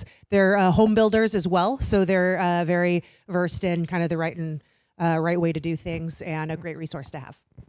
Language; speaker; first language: English; native; English